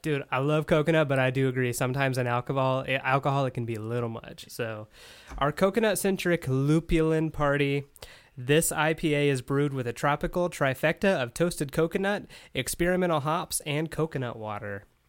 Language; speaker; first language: English; native; English